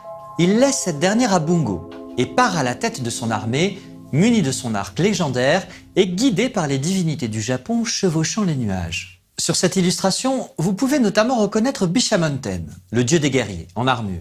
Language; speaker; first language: French; native; French